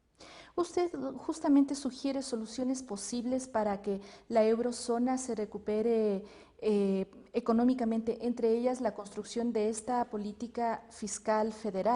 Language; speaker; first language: Spanish; native; Spanish